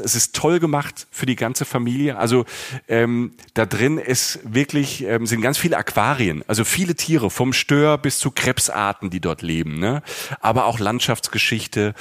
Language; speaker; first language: German; native; German